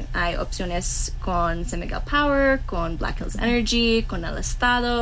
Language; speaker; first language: Spanish; non-native, learner; English